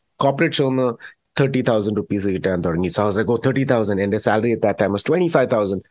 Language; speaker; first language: English; non-native, local second language; Malayalam